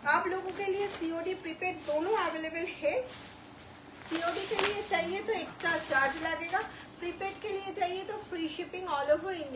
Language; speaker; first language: Hindi; non-native, local second language; Bangla